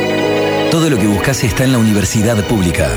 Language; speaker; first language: Spanish; native; Spanish